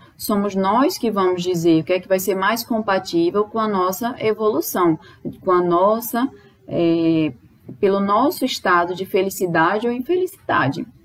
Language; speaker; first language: Portuguese; native; Portuguese